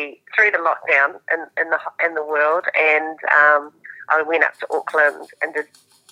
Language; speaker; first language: English; native; English